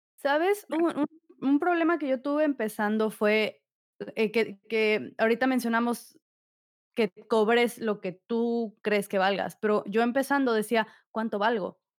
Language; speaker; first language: Spanish; native; Spanish